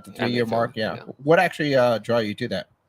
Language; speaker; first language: English; native; English